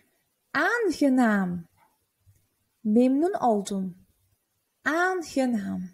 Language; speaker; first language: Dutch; non-native, fluent; Turkish